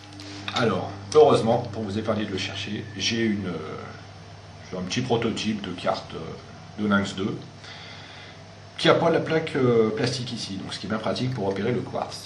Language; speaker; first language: French; native; French